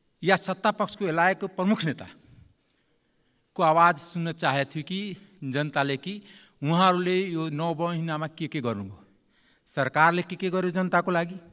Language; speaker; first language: Nepali; non-native, local second language; Maithili